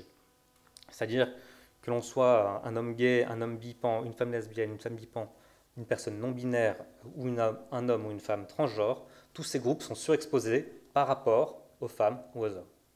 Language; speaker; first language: French; native; French